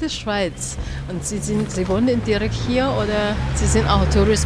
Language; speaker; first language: German; non-native, learner; Chinese